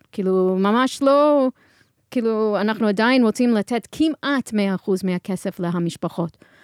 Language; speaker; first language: Hebrew; non-native, fluent; English